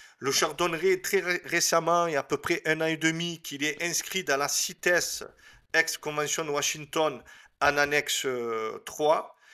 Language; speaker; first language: French; native; French